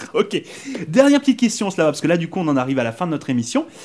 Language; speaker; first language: French; native; French